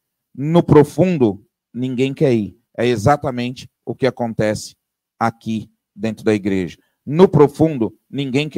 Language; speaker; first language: Portuguese; native; Portuguese